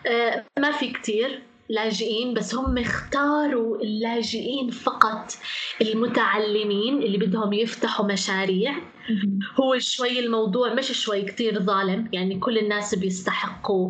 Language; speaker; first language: Arabic; native; Arabic